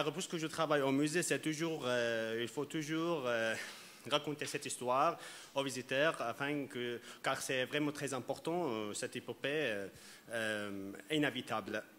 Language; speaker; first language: French; non-native, fluent; Arabic